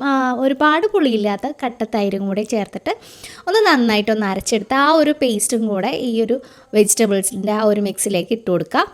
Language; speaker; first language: Malayalam; native; Malayalam